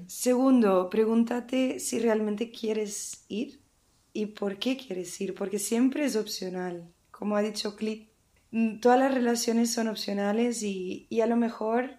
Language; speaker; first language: Spanish; early bilingual, heritage; Spanish